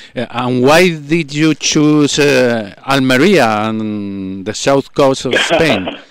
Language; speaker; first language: English; non-native, learner; Spanish